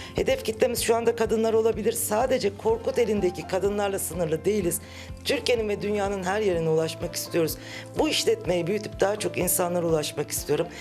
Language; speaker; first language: Turkish; native; Turkish